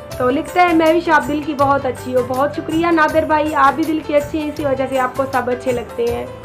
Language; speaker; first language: Urdu; native; Urdu